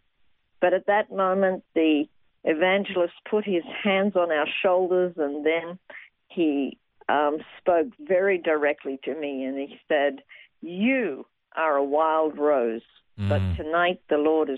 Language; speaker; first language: English; native; English